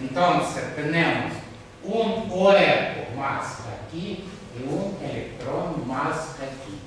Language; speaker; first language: Spanish; non-native, fluent; Russian